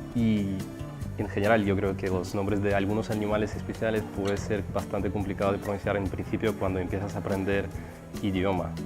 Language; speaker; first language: Spanish; non-native, fluent; Russian